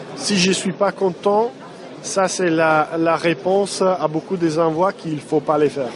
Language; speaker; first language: French; non-native, fluent; Italian